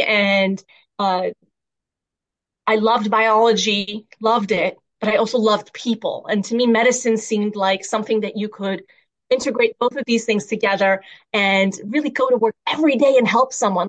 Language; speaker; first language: English; early bilingual, other home language; Persian